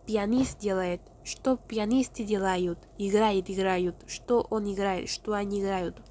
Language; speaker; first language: Russian; non-native, learner; Spanish